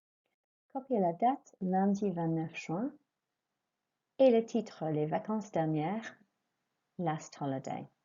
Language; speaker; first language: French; non-native, fluent; English